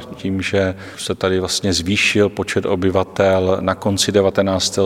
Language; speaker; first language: Czech; native; Czech